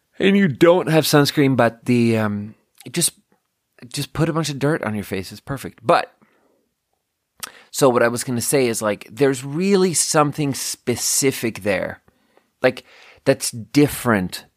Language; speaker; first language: English; native; English